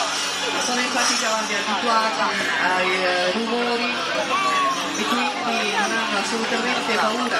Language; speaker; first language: Italian; native; Italian